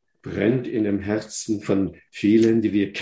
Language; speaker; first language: German; non-native, fluent; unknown